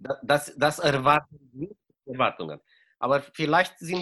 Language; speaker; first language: German; non-native, fluent; Romanian